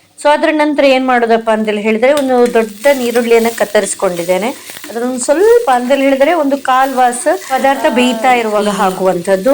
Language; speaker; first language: Kannada; non-native, local second language; Konkani